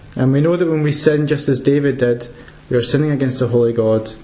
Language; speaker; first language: English; native; English